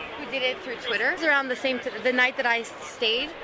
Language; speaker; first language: English; native; English